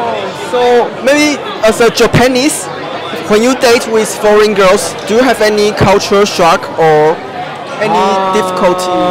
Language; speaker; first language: English; non-native, fluent; Chinese